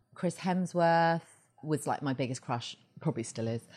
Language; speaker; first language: English; native; English